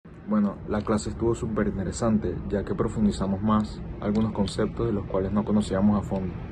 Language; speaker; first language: Spanish; native; Spanish